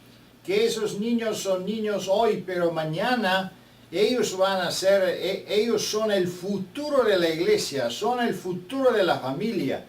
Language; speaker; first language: Spanish; non-native, fluent; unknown